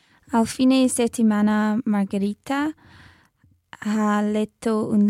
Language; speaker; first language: Italian; non-native, learner; English